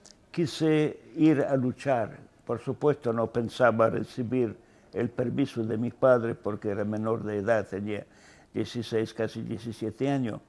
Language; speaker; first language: Spanish; non-native, fluent; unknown